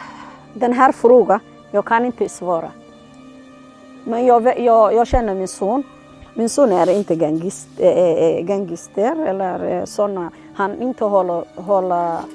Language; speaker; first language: Swedish; non-native, learner; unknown